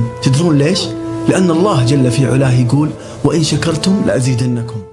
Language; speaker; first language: Arabic; native; Arabic